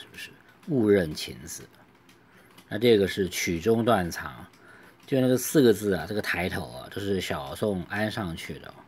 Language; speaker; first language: Chinese; native; Chinese